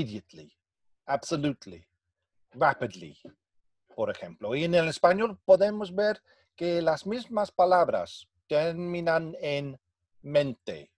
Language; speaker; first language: Spanish; non-native, fluent; English